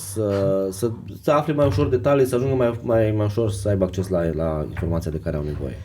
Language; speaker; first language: Romanian; native; Romanian